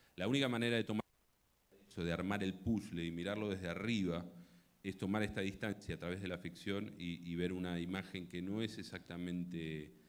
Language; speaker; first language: Spanish; native; Spanish